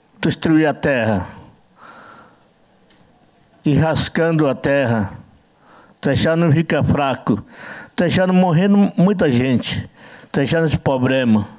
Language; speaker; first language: Portuguese; non-native, learner; Yanomámi